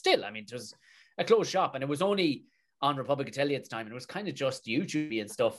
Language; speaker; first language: English; native; English